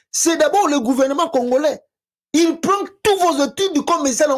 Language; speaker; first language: French; non-native, local second language; Lingala